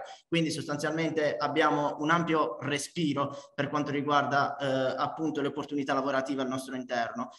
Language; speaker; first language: Italian; native; Italian